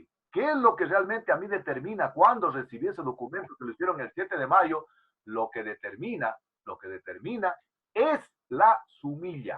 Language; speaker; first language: Spanish; native; Spanish